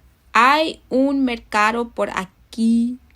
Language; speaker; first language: Spanish; non-native, learner; English